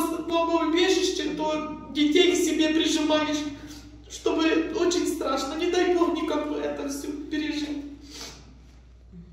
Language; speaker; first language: Russian; non-native, local second language; Ukrainian